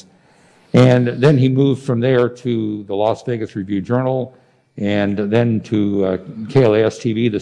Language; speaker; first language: English; native; English